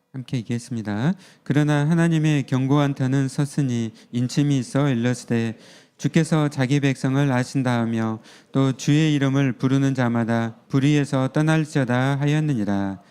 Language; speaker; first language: Korean; native; Korean